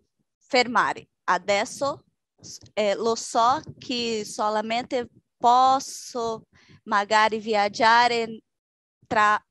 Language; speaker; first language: Italian; non-native, learner; Portuguese